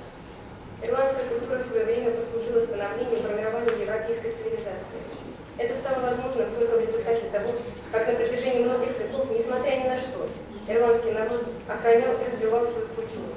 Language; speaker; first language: Russian; native; Russian